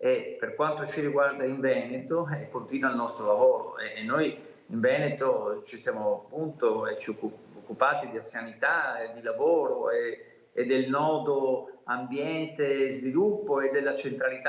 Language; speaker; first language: Italian; native; Italian